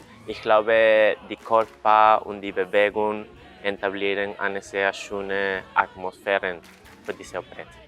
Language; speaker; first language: German; non-native, fluent; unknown